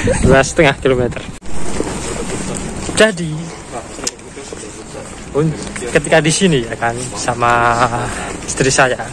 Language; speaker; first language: Indonesian; non-native, local second language; Javanese